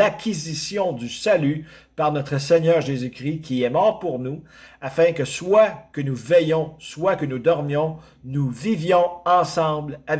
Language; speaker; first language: French; native; French